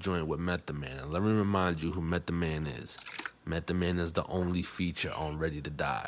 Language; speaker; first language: English; non-native, fluent; Spanish